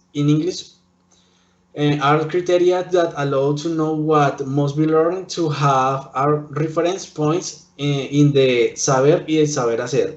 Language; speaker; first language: English; non-native, learner; Spanish